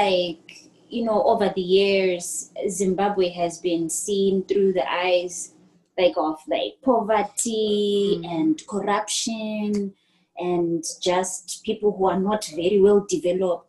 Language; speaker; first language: English; non-native, local second language; Shona